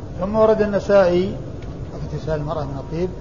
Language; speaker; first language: Arabic; native; Arabic